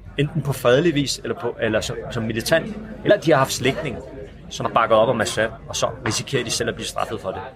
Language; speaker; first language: Danish; early bilingual, other home language; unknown